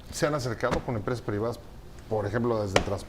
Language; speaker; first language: Spanish; native; Spanish